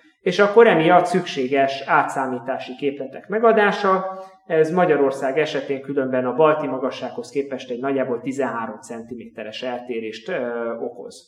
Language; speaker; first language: Hungarian; native; Hungarian